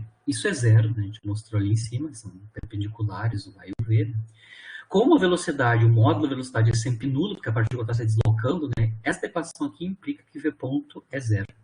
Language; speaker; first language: Portuguese; native; Portuguese